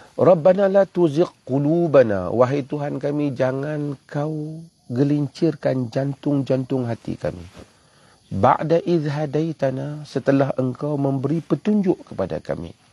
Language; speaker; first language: Malay; native; Malay